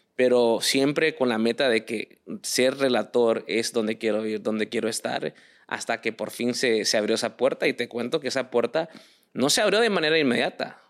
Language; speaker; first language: Spanish; early bilingual, heritage; Spanish